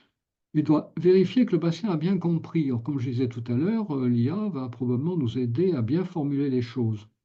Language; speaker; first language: French; native; French